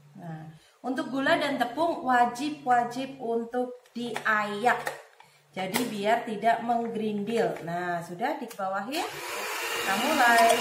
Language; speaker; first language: Indonesian; native; Indonesian